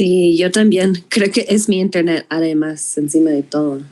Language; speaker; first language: Spanish; non-native, fluent; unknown